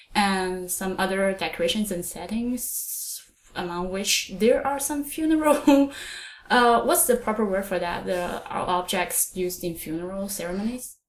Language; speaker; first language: English; non-native, fluent; Chinese